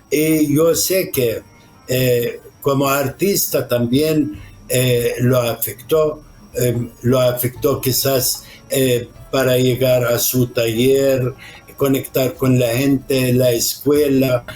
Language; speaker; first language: Spanish; non-native, fluent; Arabic